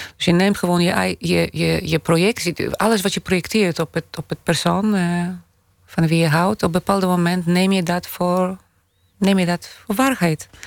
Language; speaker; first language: Dutch; non-native, fluent; Polish